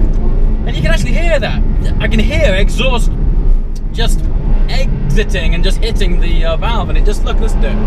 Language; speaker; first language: English; native; English